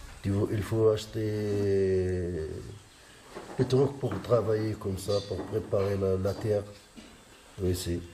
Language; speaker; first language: French; non-native, learner; Arabic